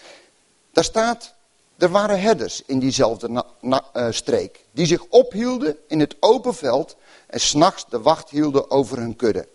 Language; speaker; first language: Dutch; native; Dutch